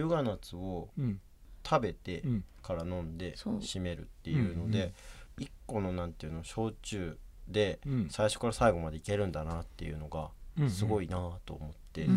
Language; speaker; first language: Japanese; native; Japanese